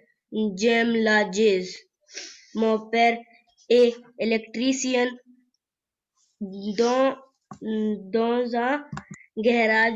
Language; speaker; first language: French; non-native, learner; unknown